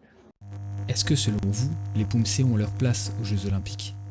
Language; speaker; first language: French; native; French